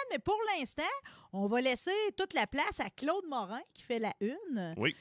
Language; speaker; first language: French; native; French